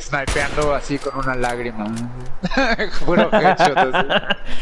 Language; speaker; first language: Spanish; native; Spanish